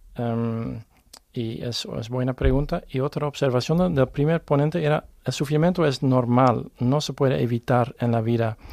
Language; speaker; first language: Spanish; non-native, fluent; Dutch